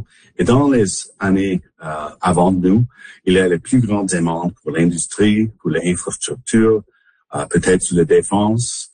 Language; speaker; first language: French; non-native, local second language; English